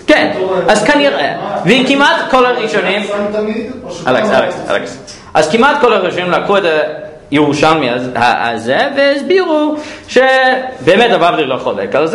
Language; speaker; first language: Hebrew; non-native, fluent; English